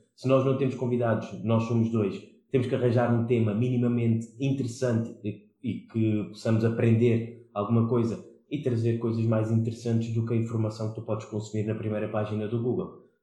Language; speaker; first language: Portuguese; non-native, local second language; Kabuverdianu